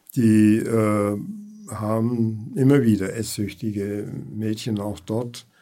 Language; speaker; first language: German; native; German